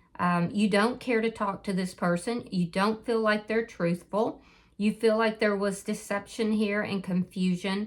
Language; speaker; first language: English; native; English